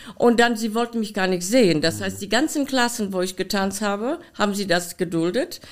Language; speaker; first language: German; non-native, fluent; Polish